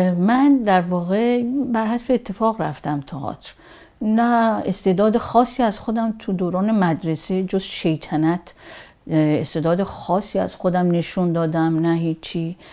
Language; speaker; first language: Persian; native; Persian